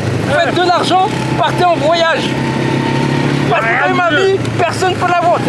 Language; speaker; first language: French; native; French